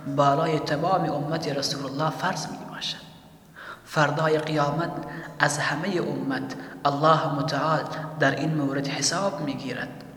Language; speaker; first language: Persian; native; Persian